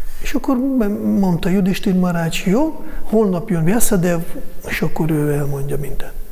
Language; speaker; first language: Hungarian; non-native, fluent; Russian